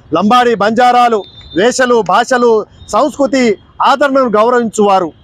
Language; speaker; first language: Telugu; non-native, local second language; Lambadi